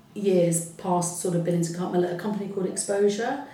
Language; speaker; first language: English; early bilingual, other home language; Arabic